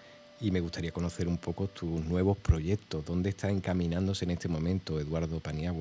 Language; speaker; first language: Spanish; native; Spanish